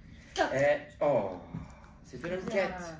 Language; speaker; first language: French; non-native, learner; Portuguese